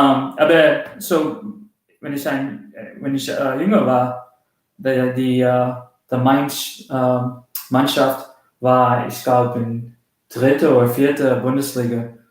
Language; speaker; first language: German; early bilingual, heritage; German